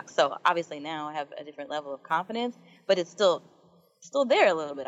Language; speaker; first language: English; native; English